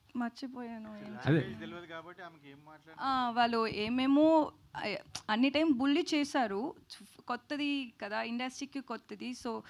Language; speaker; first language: Telugu; non-native, fluent; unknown